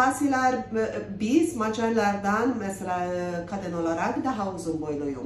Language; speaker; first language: Turkish; non-native, learner; Hungarian